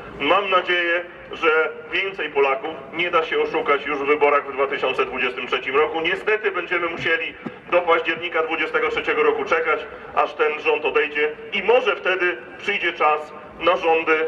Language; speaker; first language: Polish; native; Polish